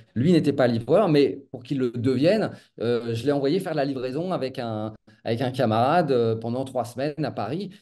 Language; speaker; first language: French; native; French